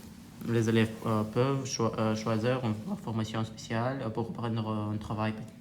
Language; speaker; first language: French; non-native, learner; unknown